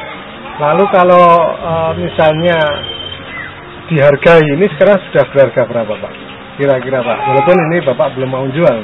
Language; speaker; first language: Indonesian; native; Indonesian